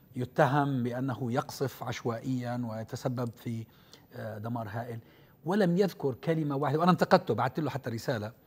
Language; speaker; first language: Arabic; native; Arabic